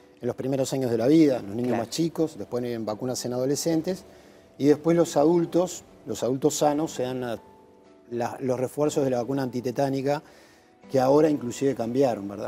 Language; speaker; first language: Spanish; native; Spanish